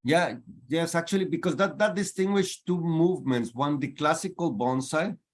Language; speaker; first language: English; non-native, fluent; Spanish